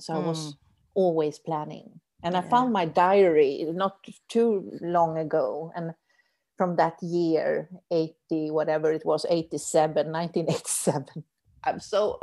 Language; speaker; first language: English; non-native, fluent; Swedish